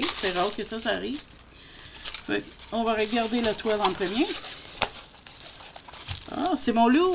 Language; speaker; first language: French; native; French